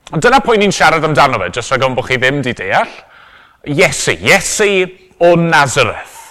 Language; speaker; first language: Welsh; native; Welsh